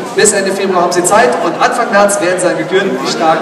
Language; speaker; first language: German; native; German